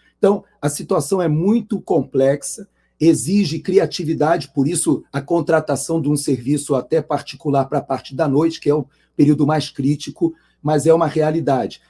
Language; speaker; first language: Portuguese; native; Portuguese